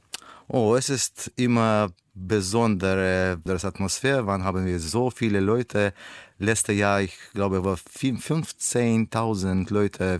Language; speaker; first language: German; non-native, learner; Russian